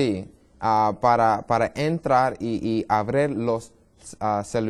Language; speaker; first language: Spanish; non-native, learner; English